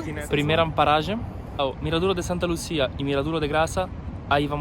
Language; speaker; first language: Portuguese; non-native, learner; Italian